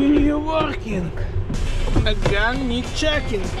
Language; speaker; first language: English; non-native, learner; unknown